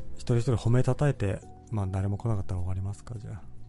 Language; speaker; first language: Japanese; native; Japanese